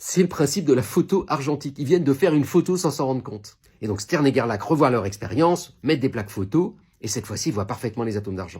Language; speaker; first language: French; native; French